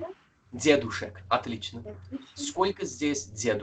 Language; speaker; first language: Russian; non-native, fluent; English